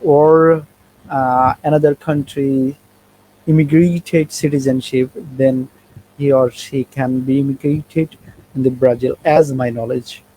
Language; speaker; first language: English; non-native, learner; Bangla